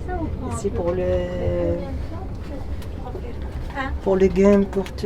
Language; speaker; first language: French; non-native, learner; Arabic